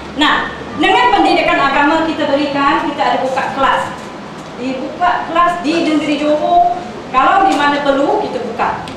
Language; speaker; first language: Malay; non-native, local second language; Chinese